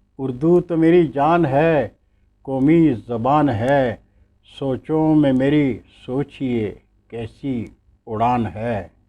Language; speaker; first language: Urdu; non-native, local second language; Pashto